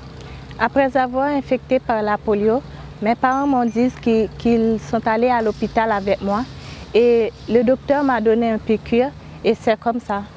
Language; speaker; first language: French; non-native, local second language; Haitian Creole